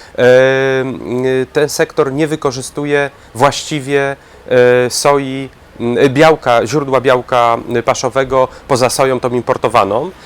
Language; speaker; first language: Polish; native; Polish